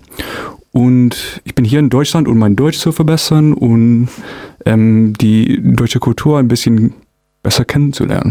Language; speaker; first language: German; non-native, fluent; English